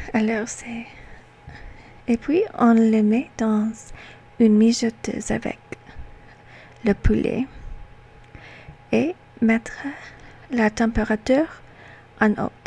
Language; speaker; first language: French; non-native, learner; English